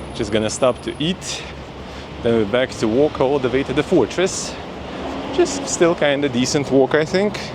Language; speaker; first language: English; non-native, fluent; Russian